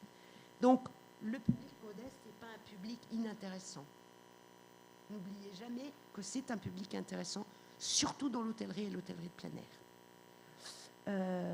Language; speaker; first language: French; native; French